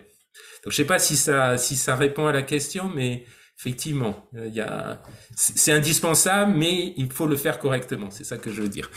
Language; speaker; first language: French; native; French